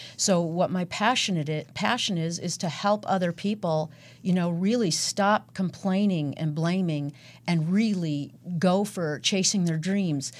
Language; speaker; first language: English; native; English